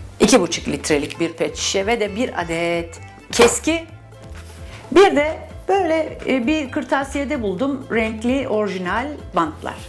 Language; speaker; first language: Turkish; native; Turkish